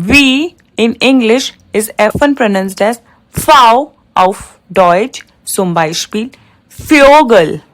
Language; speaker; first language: German; non-native, fluent; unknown